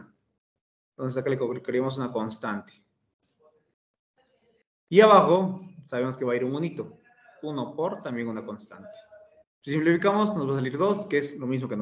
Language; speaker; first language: Spanish; native; Spanish